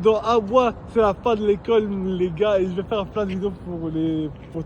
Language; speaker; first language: French; native; French